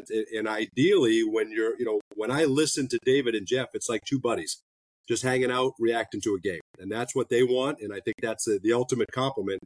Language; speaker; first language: English; native; English